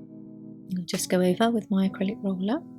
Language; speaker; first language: English; native; English